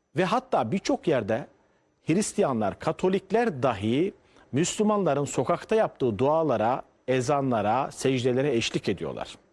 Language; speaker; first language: Turkish; native; Turkish